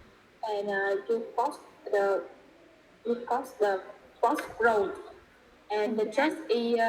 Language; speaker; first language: English; non-native, learner; Vietnamese